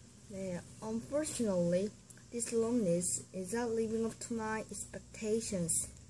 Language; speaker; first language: English; non-native, fluent; Korean